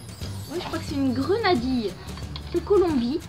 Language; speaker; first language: French; native; French